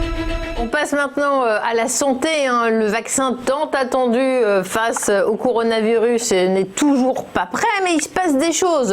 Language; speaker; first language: French; native; French